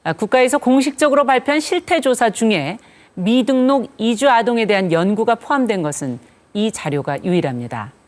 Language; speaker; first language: Korean; native; Korean